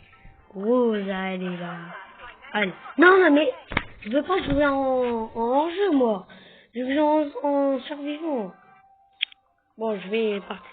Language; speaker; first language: French; native; French